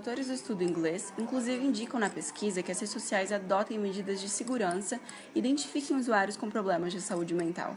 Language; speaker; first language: Portuguese; native; Portuguese